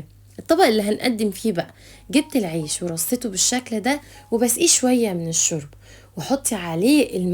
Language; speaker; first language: Arabic; native; Arabic